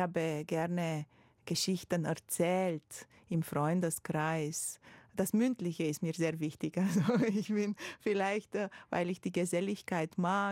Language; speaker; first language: German; non-native, fluent; Romanian